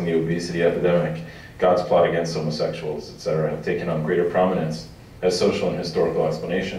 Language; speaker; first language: English; native; English